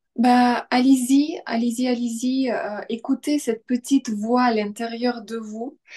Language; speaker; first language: French; non-native, fluent; Russian